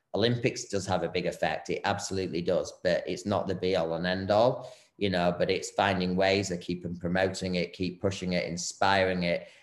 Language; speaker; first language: English; native; English